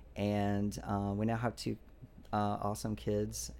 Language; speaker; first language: English; native; English